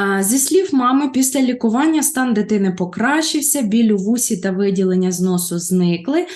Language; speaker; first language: Ukrainian; native; Ukrainian